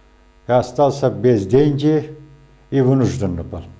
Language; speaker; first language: Russian; non-native, learner; Azerbaijani